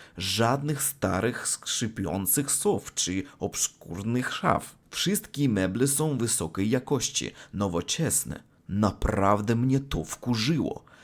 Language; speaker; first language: Polish; non-native, learner; Russian